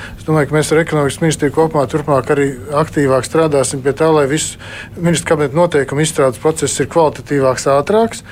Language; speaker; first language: Latvian; native; Latvian